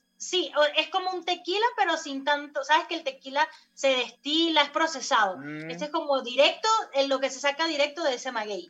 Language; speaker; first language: Spanish; native; Spanish